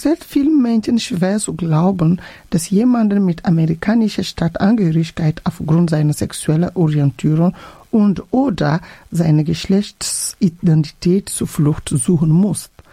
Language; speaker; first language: German; non-native, fluent; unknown